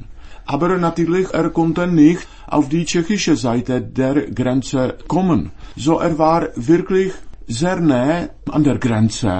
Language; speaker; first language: German; non-native, fluent; Czech